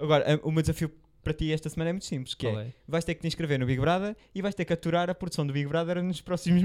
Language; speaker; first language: Portuguese; native; Portuguese